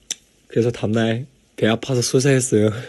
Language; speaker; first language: Korean; non-native, fluent; Chinese